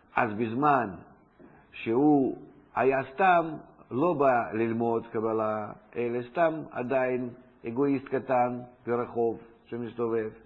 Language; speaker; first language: Hebrew; non-native, fluent; Russian